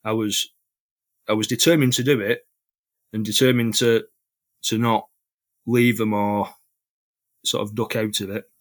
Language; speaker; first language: English; native; English